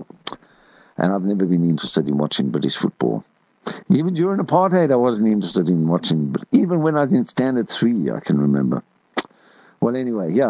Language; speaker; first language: English; native; English